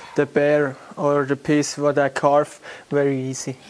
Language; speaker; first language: English; non-native, learner; German